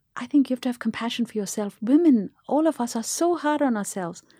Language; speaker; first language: English; non-native, local second language; Tamil